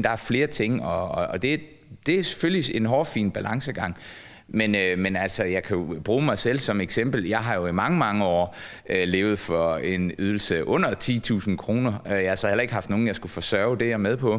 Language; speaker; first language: Danish; native; Danish